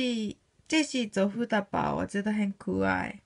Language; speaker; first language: Chinese; non-native, learner; Japanese